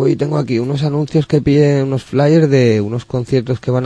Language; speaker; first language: Spanish; non-native, learner; English